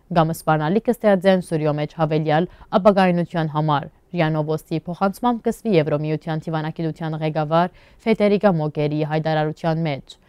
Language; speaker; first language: Armenian; early bilingual, heritage; Armenian